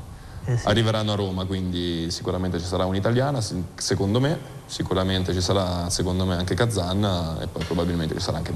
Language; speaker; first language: Italian; native; Italian